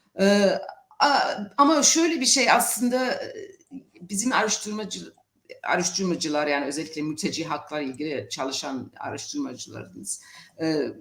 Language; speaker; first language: Turkish; non-native, fluent; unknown